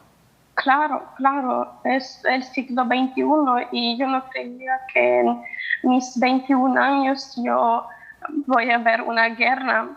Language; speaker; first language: Spanish; non-native, fluent; Ukrainian